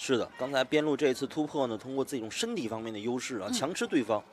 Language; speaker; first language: Chinese; native; Chinese